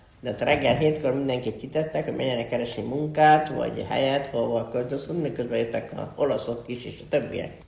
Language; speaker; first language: Hungarian; early bilingual, heritage; Hungarian